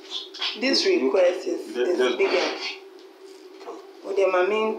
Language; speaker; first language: English; non-native, local second language; Akan